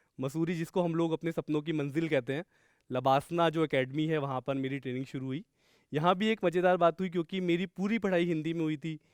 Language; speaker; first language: Hindi; native; Hindi